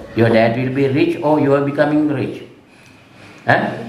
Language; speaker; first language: English; non-native, local second language; Sinhala